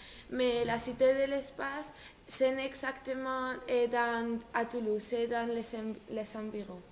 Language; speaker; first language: French; non-native, learner; Spanish